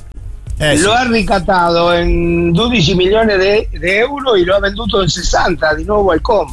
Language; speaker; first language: Italian; non-native, fluent; Spanish